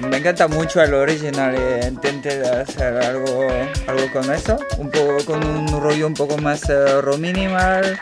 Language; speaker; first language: Spanish; non-native, fluent; French